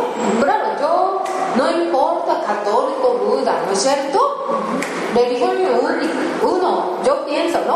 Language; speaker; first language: Spanish; non-native, learner; Japanese